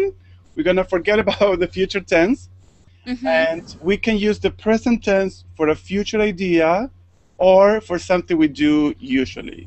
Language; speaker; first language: English; non-native, fluent; Spanish